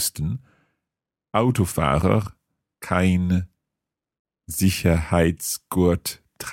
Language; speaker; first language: German; non-native, learner; English